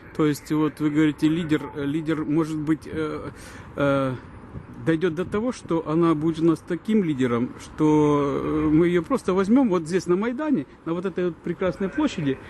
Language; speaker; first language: Russian; non-native, local second language; Ukrainian